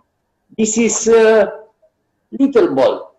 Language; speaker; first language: English; non-native, learner; Romanian